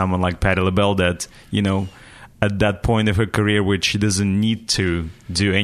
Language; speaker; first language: English; non-native, fluent; Russian